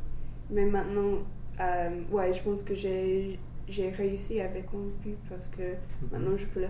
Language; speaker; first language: French; non-native, learner; English